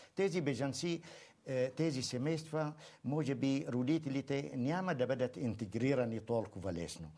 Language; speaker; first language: Bulgarian; non-native, fluent; Arabic